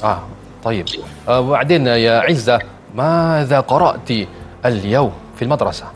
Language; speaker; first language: Arabic; non-native, fluent; Malay